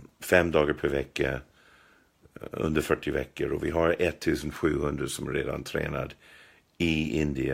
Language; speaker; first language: Swedish; non-native, fluent; English